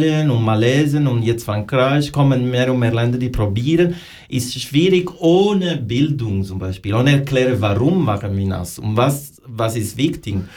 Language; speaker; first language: German; non-native, learner; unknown